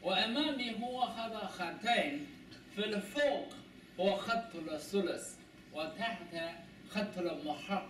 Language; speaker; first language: Arabic; non-native, learner; Chinese